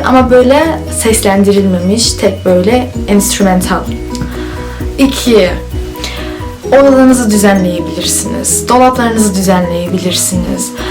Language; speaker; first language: Turkish; early bilingual, heritage; Turkish